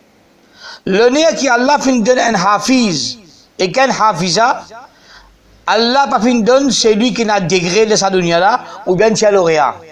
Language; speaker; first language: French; non-native, learner; Morisyen